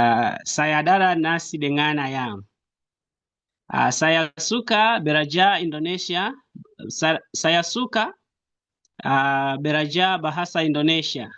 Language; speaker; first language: Indonesian; non-native, learner; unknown